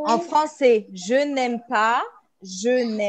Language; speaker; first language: French; non-native, fluent; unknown